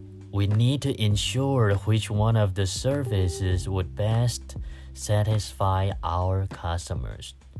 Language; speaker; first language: English; non-native, fluent; Chinese